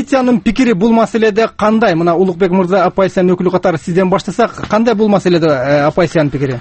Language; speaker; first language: Kyrgyz; native; Kyrgyz